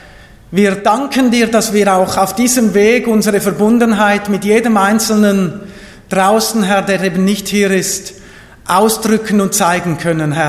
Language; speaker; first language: German; native; German